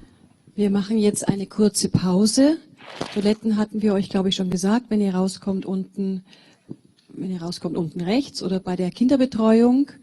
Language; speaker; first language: German; native; German